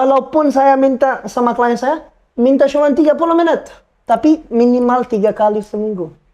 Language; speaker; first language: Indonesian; non-native, fluent; Arabic